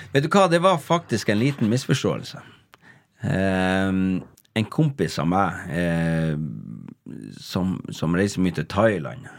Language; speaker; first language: Norwegian; native; Norwegian